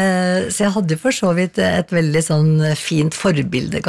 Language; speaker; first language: Norwegian; native; Norwegian